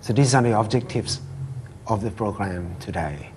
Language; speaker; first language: English; non-native, fluent; Thai